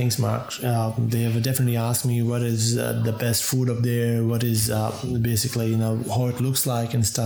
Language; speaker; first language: English; non-native, local second language; Urdu